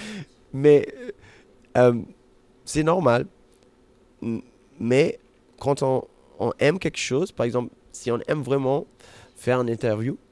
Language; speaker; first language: French; non-native, fluent; German